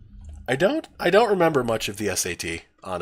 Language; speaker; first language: English; native; English